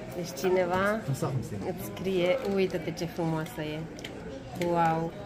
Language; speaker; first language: Romanian; non-native, local second language; Hungarian